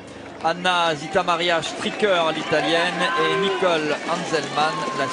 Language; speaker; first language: French; native; French